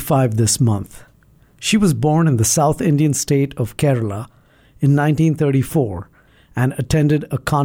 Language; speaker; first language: English; non-native, local second language; Malayalam